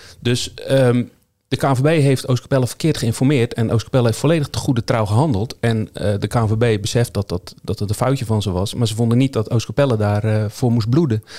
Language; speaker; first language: Dutch; native; Dutch